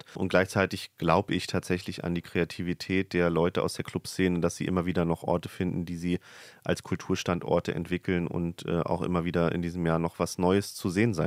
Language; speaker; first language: German; native; German